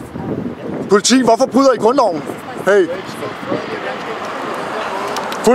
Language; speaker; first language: Danish; native; Danish